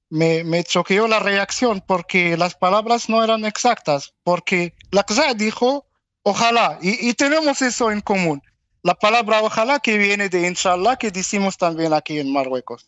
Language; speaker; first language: Spanish; non-native, fluent; Arabic